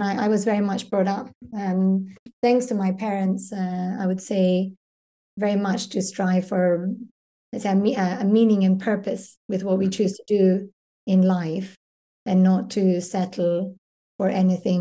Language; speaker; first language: English; native; English